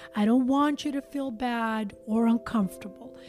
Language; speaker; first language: English; non-native, fluent; Albanian